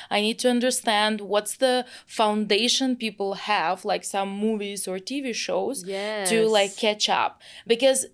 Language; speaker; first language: English; non-native, fluent; Russian